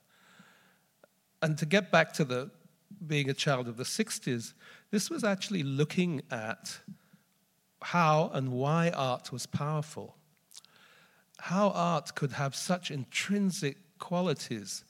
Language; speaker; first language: English; native; English